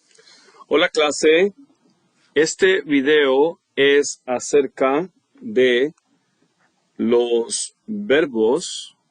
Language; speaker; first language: Spanish; non-native, fluent; English